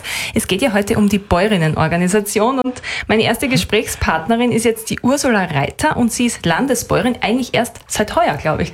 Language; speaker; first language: German; native; German